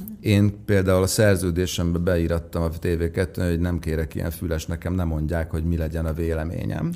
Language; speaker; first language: Hungarian; native; Hungarian